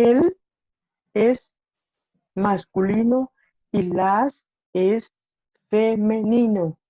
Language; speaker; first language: Spanish; non-native, learner; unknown